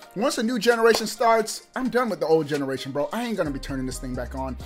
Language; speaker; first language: English; native; English